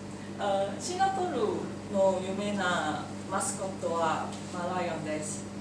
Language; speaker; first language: Japanese; non-native, learner; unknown